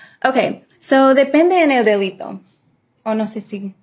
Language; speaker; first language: Spanish; early bilingual, other home language; English